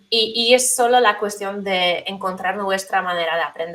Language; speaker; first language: Spanish; non-native, fluent; Polish